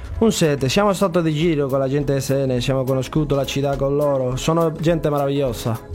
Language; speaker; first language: Italian; non-native, learner; Spanish